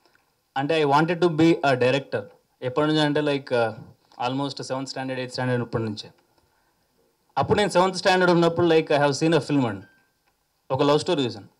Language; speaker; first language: Telugu; native; Telugu